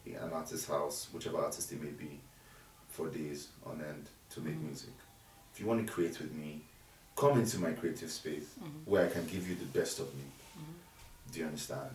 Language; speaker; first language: English; non-native, local second language; Yoruba